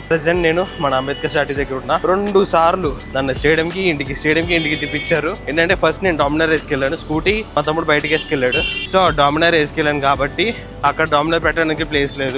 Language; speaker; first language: Telugu; native; Telugu